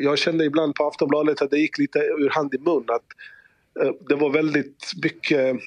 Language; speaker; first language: Swedish; early bilingual, other home language; Bosnian